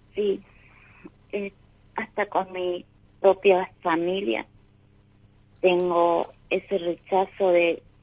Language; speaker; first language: Spanish; native; Spanish